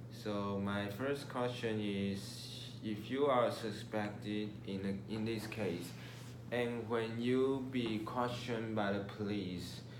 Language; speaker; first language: English; non-native, learner; Chinese